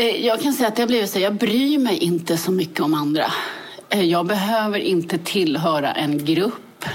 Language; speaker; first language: Swedish; early bilingual, other home language; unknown